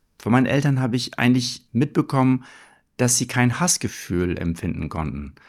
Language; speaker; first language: German; early bilingual, other home language; Turkish